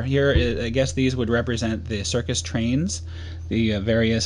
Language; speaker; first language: English; native; English